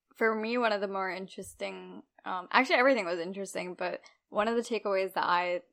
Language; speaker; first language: English; early bilingual, other home language; Urdu